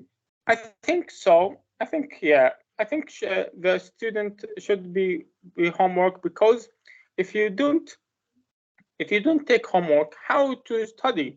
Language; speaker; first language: English; non-native, learner; Arabic